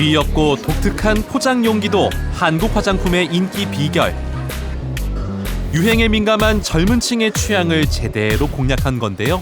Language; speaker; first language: Korean; native; Korean